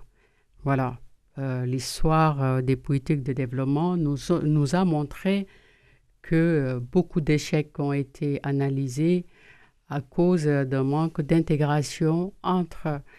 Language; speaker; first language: French; non-native, local second language; Wolof